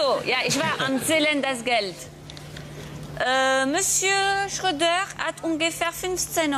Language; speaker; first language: German; non-native, learner; French